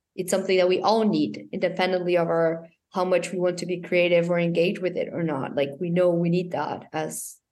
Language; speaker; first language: English; non-native, fluent; Portuguese